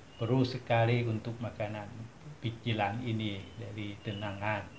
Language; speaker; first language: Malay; non-native, learner; Thai